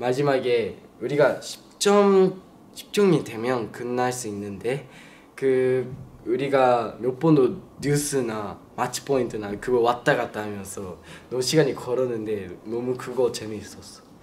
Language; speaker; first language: Korean; non-native, learner; Japanese